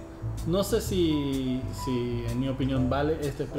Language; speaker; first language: Spanish; non-native, fluent; English